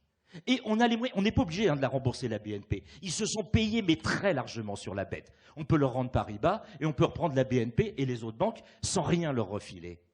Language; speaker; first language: French; native; French